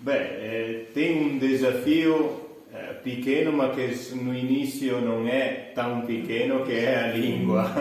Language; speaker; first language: Portuguese; non-native, fluent; Italian